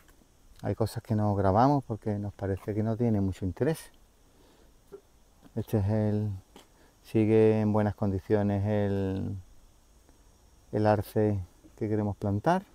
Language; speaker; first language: Spanish; native; Spanish